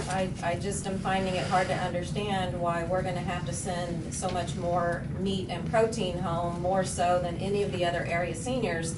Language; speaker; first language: English; native; English